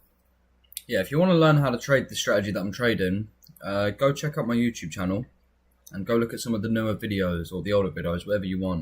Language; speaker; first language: English; native; English